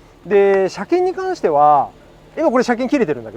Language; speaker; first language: Japanese; native; Japanese